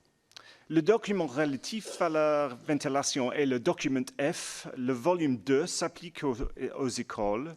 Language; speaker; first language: French; non-native, learner; English